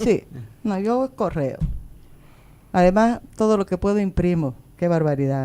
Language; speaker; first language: Spanish; native; Spanish